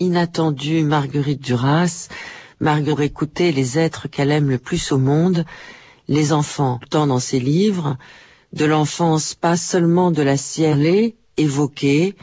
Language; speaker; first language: French; native; French